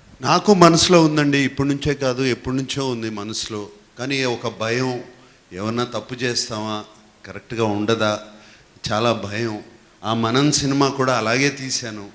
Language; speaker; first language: Telugu; native; Telugu